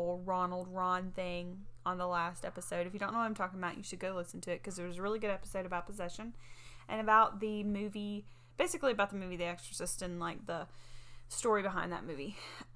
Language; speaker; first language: English; native; English